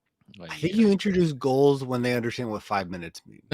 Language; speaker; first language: English; native; English